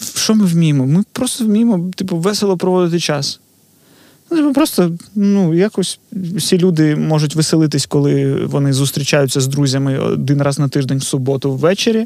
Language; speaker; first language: Ukrainian; non-native, local second language; Russian